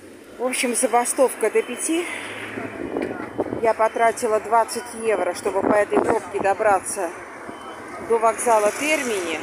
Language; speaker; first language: Russian; native; Russian